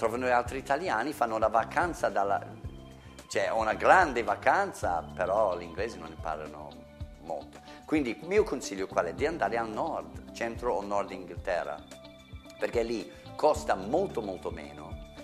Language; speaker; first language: Italian; non-native, fluent; English